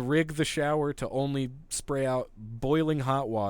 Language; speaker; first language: English; native; English